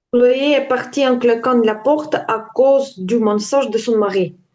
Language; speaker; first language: French; non-native, learner; Ukrainian